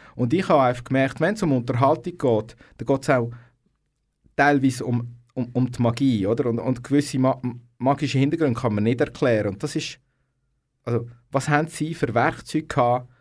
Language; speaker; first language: German; native; German